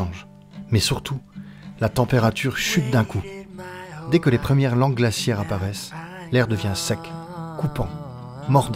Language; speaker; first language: French; native; French